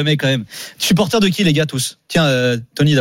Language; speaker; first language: French; native; French